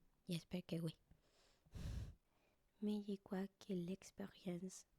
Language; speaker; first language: French; non-native, learner; Spanish